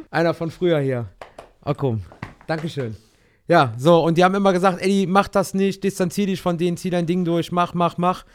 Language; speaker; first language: German; native; German